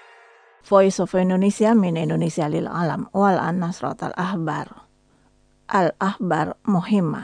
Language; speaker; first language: Arabic; non-native, fluent; Indonesian